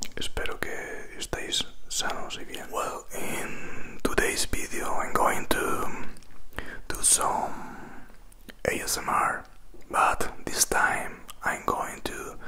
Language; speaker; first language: English; non-native, fluent; Spanish